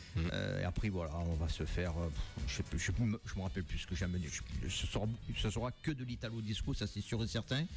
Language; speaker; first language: French; native; French